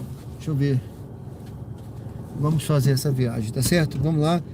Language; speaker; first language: Portuguese; native; Portuguese